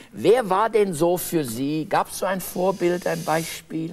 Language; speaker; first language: German; native; German